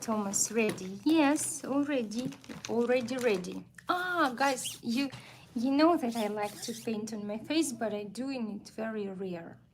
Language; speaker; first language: English; non-native, fluent; Russian